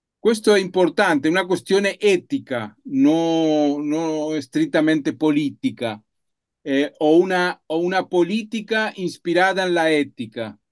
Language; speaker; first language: Italian; non-native, learner; Spanish